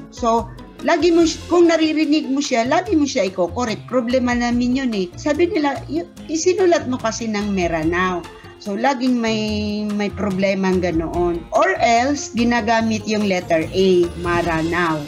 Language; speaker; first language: Filipino; non-native, local second language; Maranao